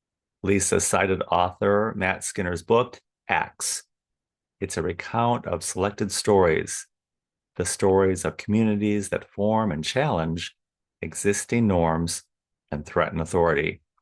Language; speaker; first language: English; native; English